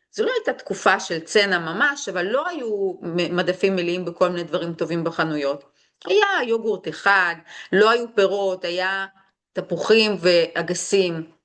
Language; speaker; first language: Hebrew; early bilingual, other home language; Russian